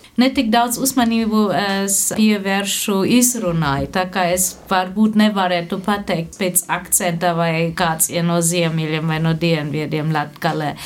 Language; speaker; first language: Latvian; non-native, fluent; German